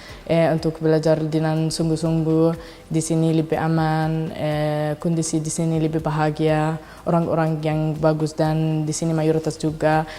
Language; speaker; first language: Indonesian; non-native, fluent; Arabic